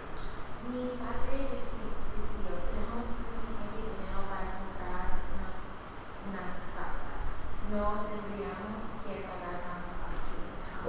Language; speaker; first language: Spanish; non-native, learner; English